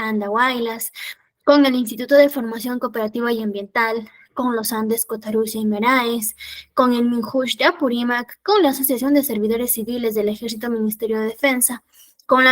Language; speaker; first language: Spanish; native; Spanish